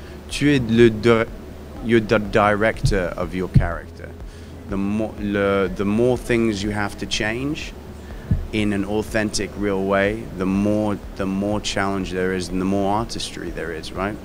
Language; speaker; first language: English; native; English